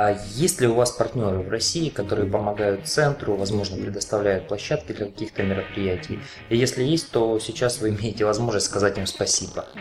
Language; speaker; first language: Russian; native; Russian